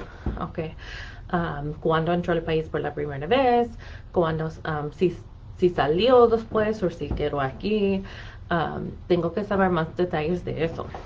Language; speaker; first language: Spanish; non-native, fluent; English